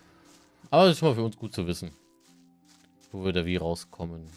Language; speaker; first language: German; native; German